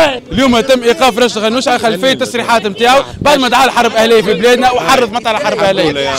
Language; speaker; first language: Arabic; native; Arabic